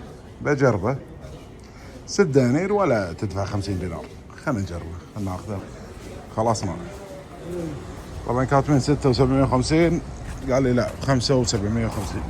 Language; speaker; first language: Arabic; native; Arabic